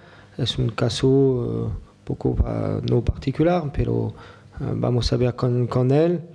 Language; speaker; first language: Spanish; non-native, learner; French